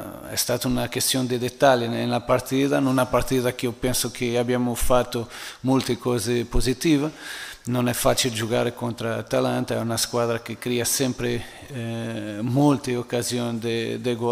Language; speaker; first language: Italian; non-native, fluent; Portuguese